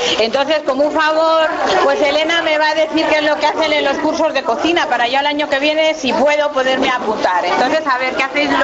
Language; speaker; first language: Spanish; native; Spanish